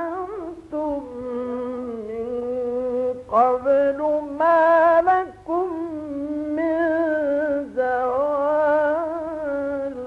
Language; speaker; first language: Arabic; native; Arabic